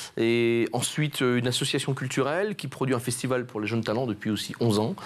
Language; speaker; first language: French; native; French